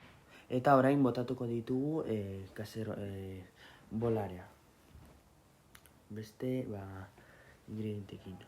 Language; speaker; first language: Basque; non-native, local second language; Spanish